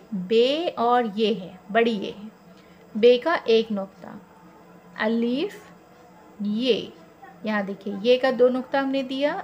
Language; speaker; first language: Hindi; native; Hindi